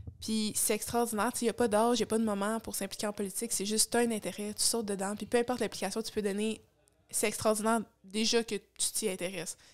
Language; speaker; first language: French; native; French